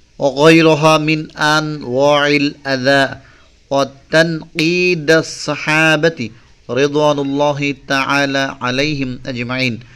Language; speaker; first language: Arabic; non-native, fluent; Bangla